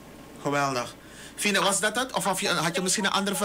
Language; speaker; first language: Dutch; native; Dutch